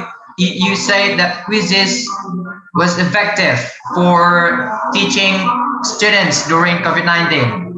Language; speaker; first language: English; non-native, learner; Indonesian